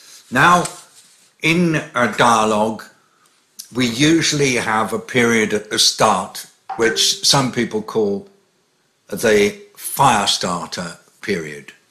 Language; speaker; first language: English; native; English